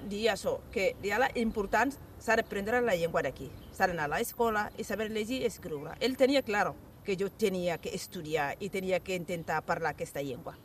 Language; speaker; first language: Catalan; non-native, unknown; Bambara